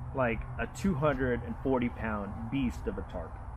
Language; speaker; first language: English; native; English